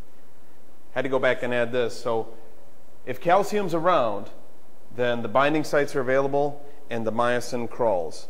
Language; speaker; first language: English; native; English